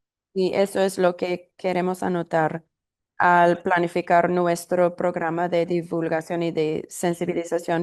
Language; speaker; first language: Spanish; non-native, fluent; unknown